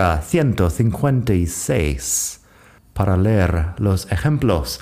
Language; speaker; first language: Spanish; non-native, fluent; English